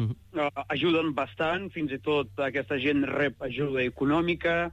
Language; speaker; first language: Catalan; non-native, fluent; Ukrainian